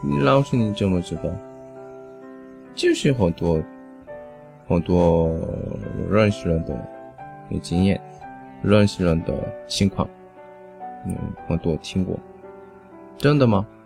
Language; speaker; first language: Chinese; non-native, fluent; Korean